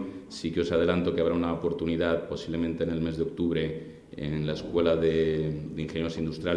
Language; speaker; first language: Spanish; native; Spanish